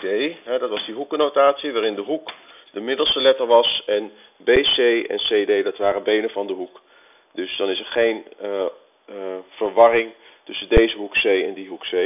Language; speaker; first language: Dutch; native; Dutch